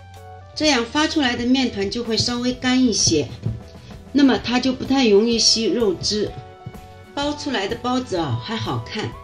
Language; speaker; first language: Chinese; native; Chinese